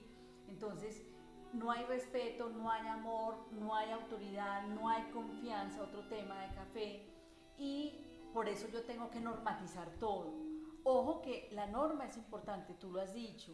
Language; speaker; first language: Spanish; native; Spanish